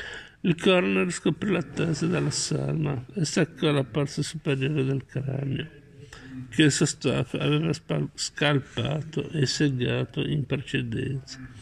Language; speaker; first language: Italian; native; Italian